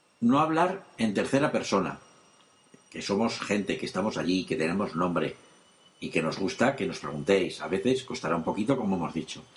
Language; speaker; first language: Spanish; native; Spanish